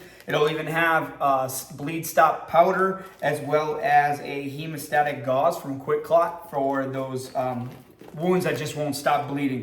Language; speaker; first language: English; native; English